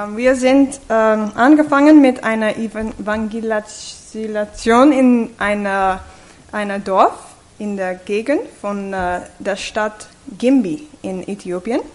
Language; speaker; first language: German; non-native, fluent; English